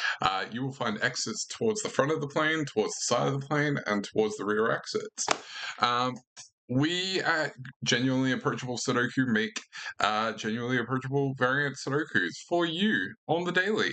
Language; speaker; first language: English; native; English